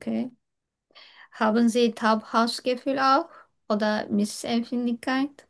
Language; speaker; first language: German; non-native, learner; Turkish